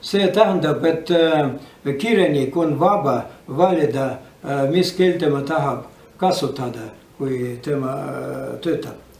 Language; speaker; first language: Estonian; non-native, learner; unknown